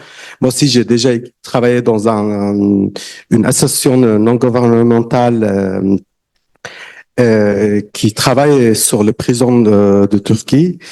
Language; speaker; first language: French; non-native, learner; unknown